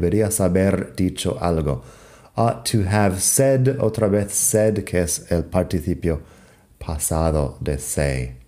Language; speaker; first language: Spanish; non-native, fluent; English